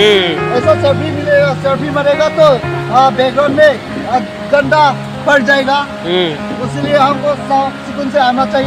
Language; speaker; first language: Hindi; non-native, local second language; Karbi